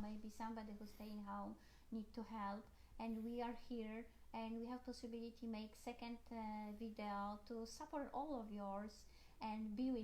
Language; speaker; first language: English; non-native, learner; Polish